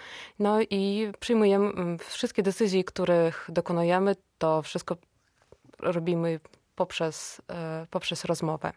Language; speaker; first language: Polish; non-native, fluent; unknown